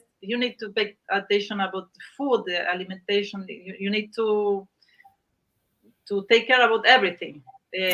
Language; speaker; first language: English; non-native, learner; Spanish